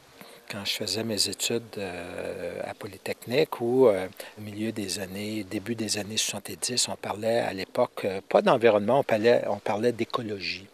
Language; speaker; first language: French; native; French